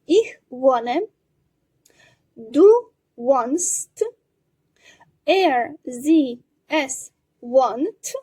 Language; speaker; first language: German; non-native, learner; Georgian